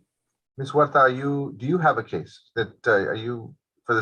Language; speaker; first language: English; native; English